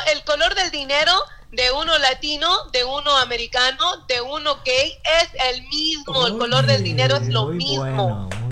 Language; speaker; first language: Spanish; early bilingual, heritage; Spanish